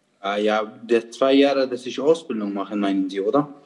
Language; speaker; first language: German; non-native, learner; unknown